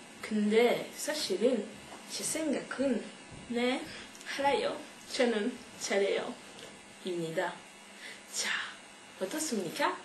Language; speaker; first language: Korean; non-native, learner; French